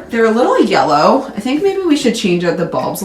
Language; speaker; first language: English; native; English